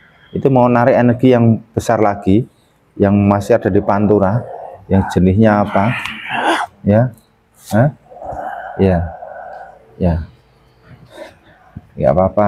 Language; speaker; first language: Indonesian; native; Indonesian